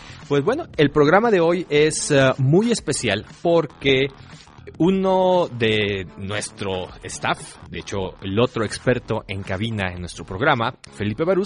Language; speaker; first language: Spanish; native; Spanish